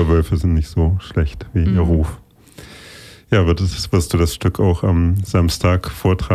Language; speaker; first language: German; native; German